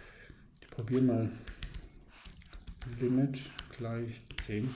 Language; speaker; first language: German; native; German